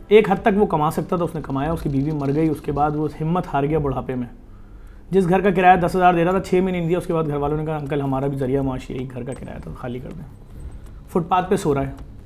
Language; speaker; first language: Urdu; native; Urdu